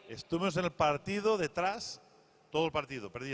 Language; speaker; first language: Spanish; native; Spanish